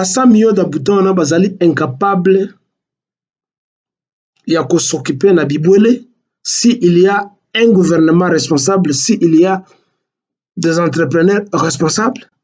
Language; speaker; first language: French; non-native, local second language; Lingala